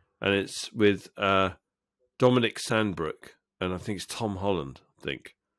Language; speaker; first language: English; native; English